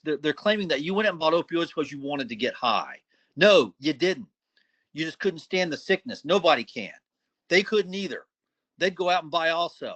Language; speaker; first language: English; native; English